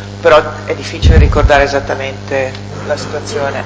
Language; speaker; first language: Italian; native; Italian